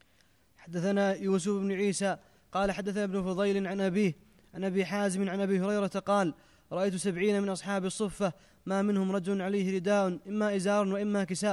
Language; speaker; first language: Arabic; native; Arabic